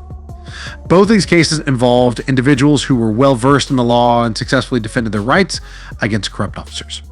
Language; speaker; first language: English; native; English